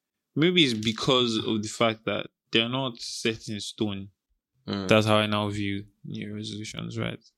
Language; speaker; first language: English; non-native, local second language; Igbo